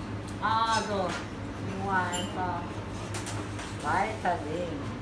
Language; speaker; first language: German; non-native, fluent; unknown